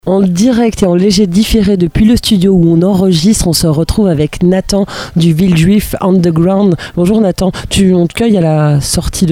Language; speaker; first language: French; native; French